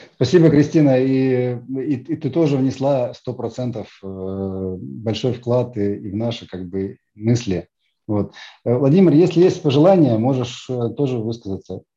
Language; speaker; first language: Russian; native; Russian